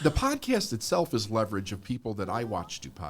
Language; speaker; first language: English; native; English